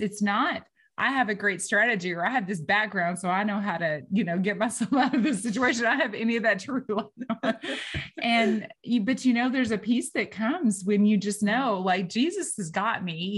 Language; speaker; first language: English; native; English